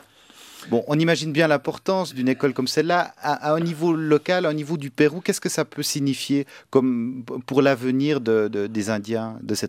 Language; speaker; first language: French; native; French